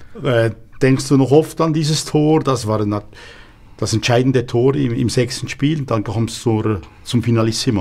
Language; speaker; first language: German; native; German